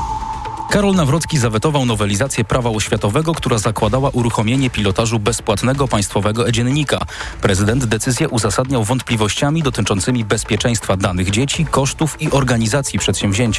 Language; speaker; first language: Polish; native; Polish